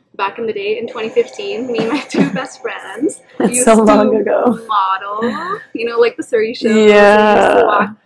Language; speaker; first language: English; early bilingual, other home language; Punjabi